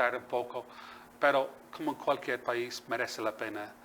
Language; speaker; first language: Spanish; non-native, fluent; English